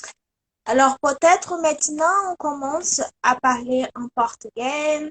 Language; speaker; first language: French; non-native, learner; Portuguese